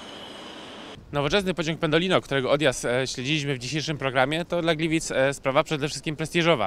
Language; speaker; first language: Polish; native; Polish